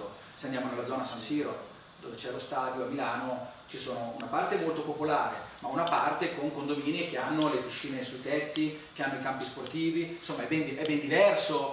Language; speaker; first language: Italian; native; Italian